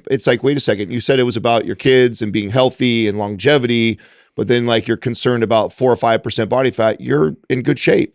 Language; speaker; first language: English; native; English